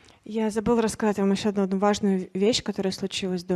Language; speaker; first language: Russian; native; Russian